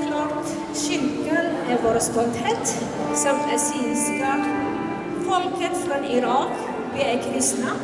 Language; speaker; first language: Swedish; non-native, fluent; Assyrian Neo-Aramaic